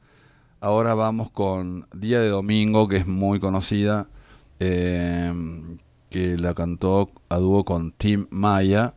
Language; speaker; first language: Spanish; native; Spanish